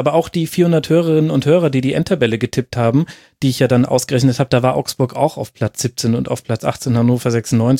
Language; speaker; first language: German; native; German